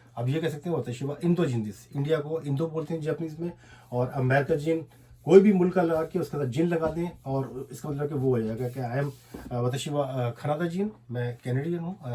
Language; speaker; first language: Urdu; non-native, local second language; Pashto